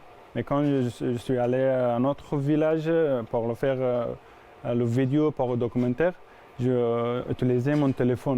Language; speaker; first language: French; non-native, learner; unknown